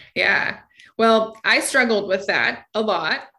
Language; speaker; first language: English; native; English